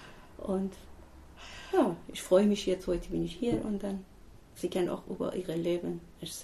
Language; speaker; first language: German; non-native, learner; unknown